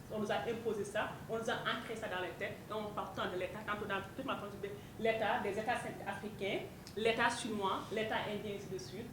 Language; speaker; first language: French; non-native, local second language; Wolof